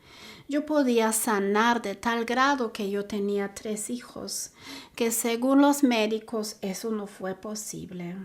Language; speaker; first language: Spanish; non-native, fluent; German